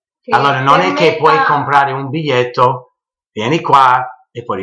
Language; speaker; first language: Italian; early bilingual, heritage; English